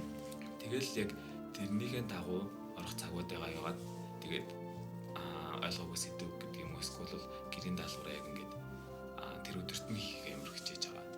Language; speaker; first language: Mongolian; native; Mongolian